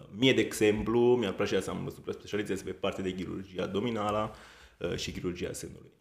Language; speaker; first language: Romanian; non-native, fluent; Italian